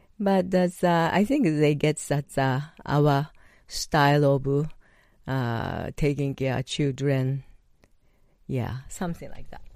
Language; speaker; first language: English; non-native, learner; Japanese